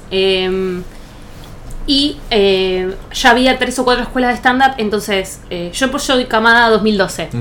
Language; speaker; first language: Spanish; native; Spanish